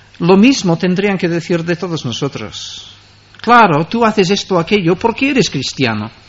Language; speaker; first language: Spanish; non-native, fluent; English